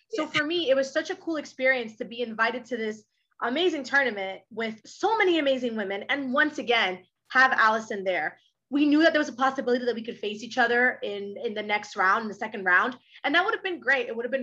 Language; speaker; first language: English; early bilingual, other home language; Spanish